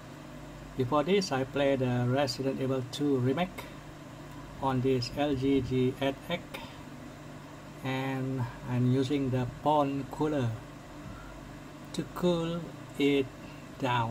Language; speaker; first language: English; non-native, fluent; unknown